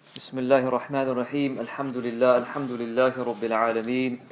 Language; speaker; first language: Arabic; non-native, fluent; English